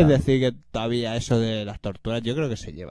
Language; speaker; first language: Spanish; native; Spanish